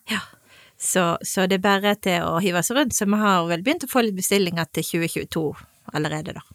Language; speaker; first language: Norwegian; native; Norwegian